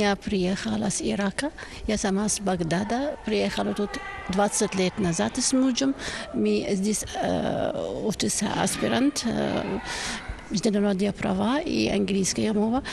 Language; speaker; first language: Russian; non-native, learner; Arabic